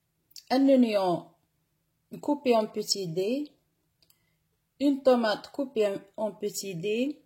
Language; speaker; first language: French; non-native, local second language; Arabic